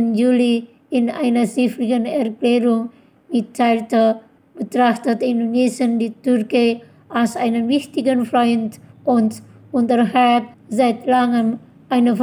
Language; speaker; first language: German; non-native, fluent; Indonesian